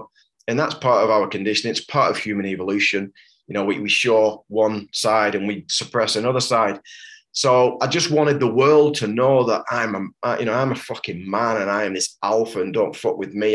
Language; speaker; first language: English; native; English